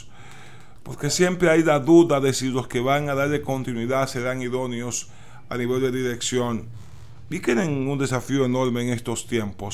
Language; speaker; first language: Spanish; native; Spanish